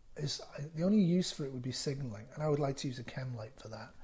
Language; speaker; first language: English; native; English